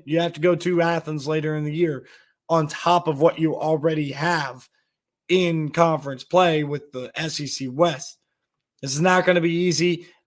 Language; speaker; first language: English; native; English